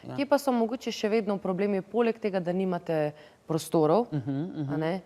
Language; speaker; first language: Slovenian; native; Slovenian